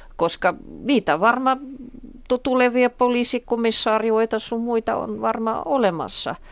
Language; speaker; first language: Finnish; non-native, fluent; Russian